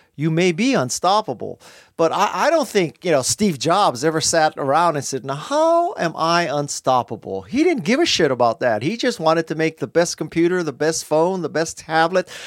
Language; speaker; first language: English; native; English